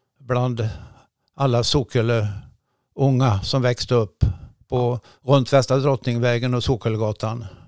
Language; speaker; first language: Swedish; native; Swedish